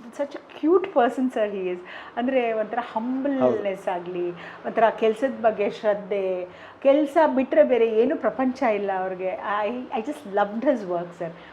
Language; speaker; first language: Kannada; non-native, local second language; Konkani